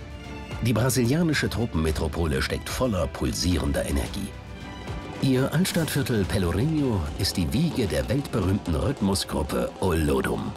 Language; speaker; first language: German; native; German